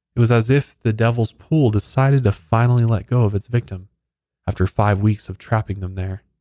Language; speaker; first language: English; native; English